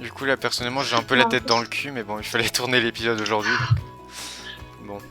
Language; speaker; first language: French; native; French